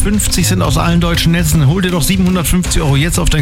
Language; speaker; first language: German; native; German